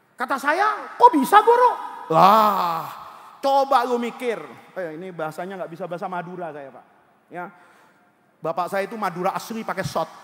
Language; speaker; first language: Indonesian; native; Indonesian